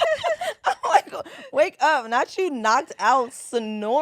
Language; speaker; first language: English; native; English